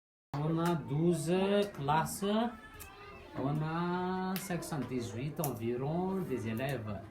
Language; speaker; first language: French; non-native, local second language; Malagasy